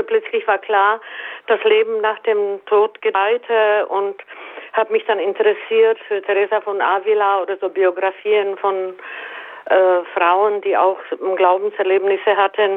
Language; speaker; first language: German; native; German